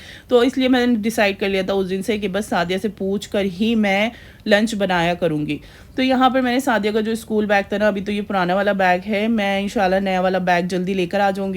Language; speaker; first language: Hindi; native; Hindi